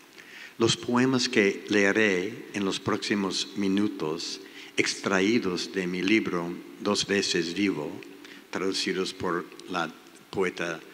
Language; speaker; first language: Spanish; non-native, learner; English